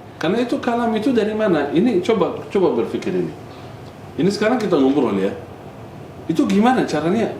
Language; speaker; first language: Indonesian; non-native, fluent; Arabic